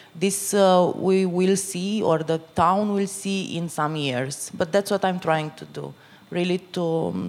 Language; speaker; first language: English; non-native, fluent; Romanian